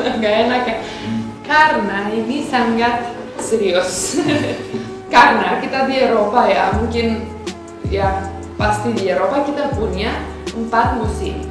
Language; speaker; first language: Indonesian; non-native, fluent; Romanian